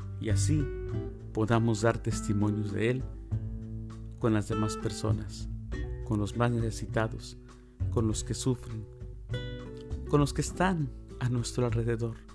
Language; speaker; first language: Spanish; native; Spanish